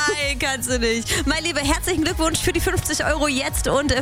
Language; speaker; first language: German; native; German